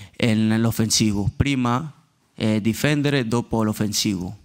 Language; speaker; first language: Italian; non-native, learner; Spanish